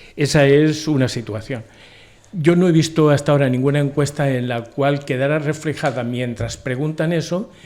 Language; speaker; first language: Spanish; non-native, local second language; Catalan